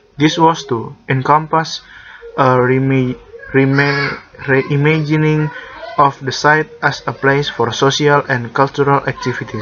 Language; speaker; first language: English; non-native, learner; Indonesian